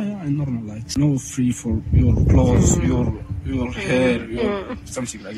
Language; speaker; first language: English; non-native, learner; Arabic